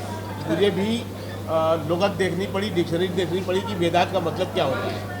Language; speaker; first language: Hindi; native; Hindi